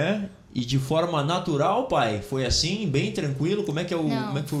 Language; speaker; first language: Portuguese; native; Portuguese